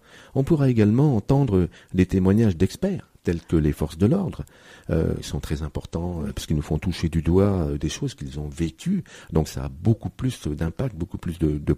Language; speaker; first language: French; native; French